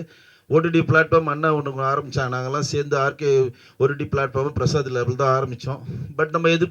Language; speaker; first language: Tamil; native; Tamil